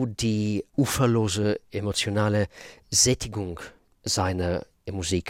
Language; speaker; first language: German; non-native, fluent; Russian